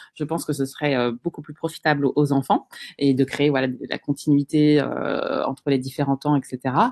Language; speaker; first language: French; native; French